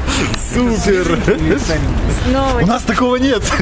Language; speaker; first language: Russian; native; Russian